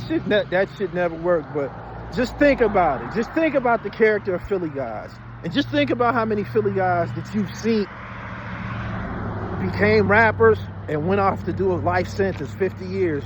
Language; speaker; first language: English; native; English